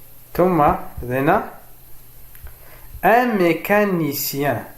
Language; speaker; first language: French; non-native, fluent; Arabic